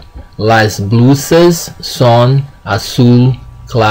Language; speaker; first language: Spanish; non-native, fluent; Portuguese